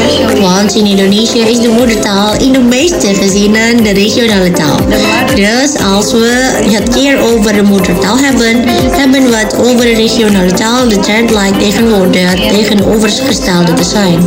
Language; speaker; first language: Dutch; non-native, fluent; Indonesian